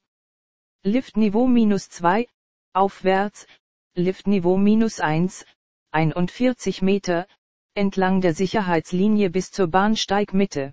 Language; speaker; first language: German; native; German